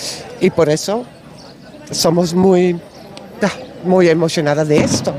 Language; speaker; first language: Spanish; non-native, learner; Dutch